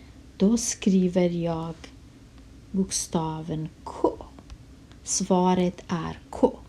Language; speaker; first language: Swedish; non-native, fluent; Kurdish